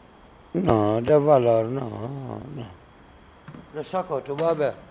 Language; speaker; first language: Spanish; non-native, learner; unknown